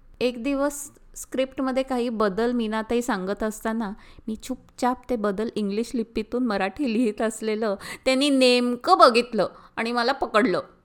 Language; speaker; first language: Marathi; early bilingual, heritage; Marathi